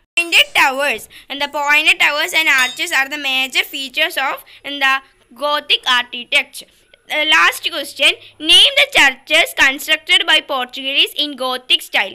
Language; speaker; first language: English; non-native, local second language; Malayalam